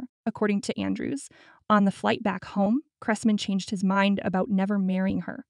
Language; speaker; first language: English; native; English